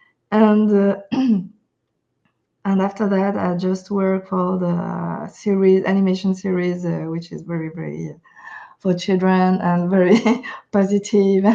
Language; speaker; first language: English; non-native, fluent; French